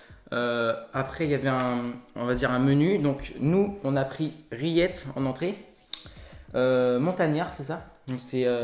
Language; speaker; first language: French; native; French